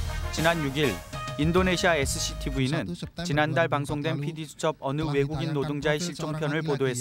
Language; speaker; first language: Korean; native; Korean